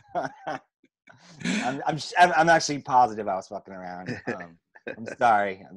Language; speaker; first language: English; native; English